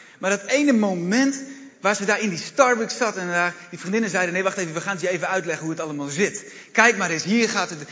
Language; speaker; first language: Dutch; native; Dutch